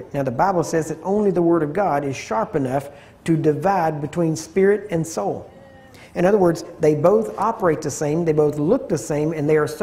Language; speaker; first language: English; native; English